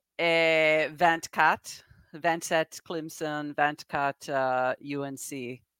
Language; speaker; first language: French; non-native, learner; English